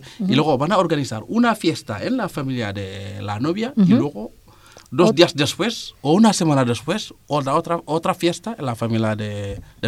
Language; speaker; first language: Spanish; non-native, fluent; Serer